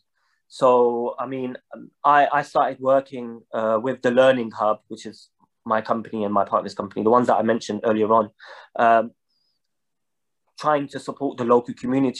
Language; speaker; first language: English; native; English